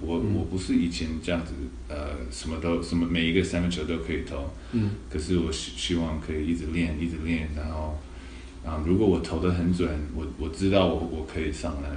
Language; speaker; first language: Chinese; early bilingual, other home language; English